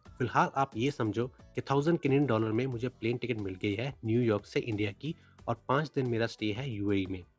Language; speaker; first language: Hindi; native; Hindi